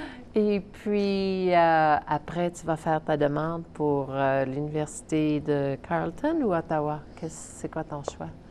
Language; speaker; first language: French; native; French